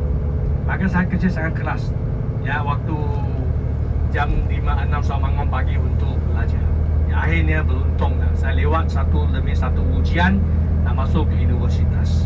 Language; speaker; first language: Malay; non-native, local second language; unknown